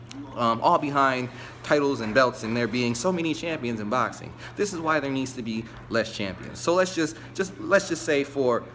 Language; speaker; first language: English; native; English